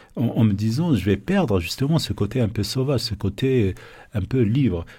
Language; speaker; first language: French; non-native, local second language; Arabic